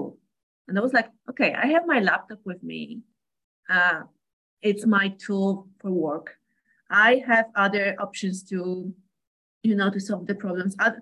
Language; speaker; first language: English; non-native, fluent; Polish